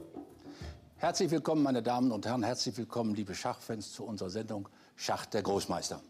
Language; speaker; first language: German; native; German